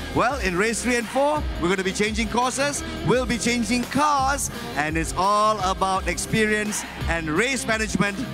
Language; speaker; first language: English; non-native, local second language; Malay